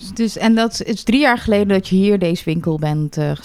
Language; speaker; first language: Dutch; native; Dutch